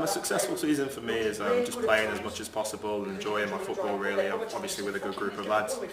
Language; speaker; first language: English; early bilingual, other home language; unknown